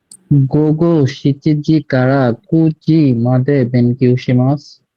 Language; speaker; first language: Japanese; non-native, learner; Bangla